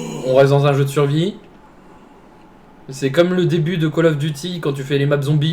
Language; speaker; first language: French; native; French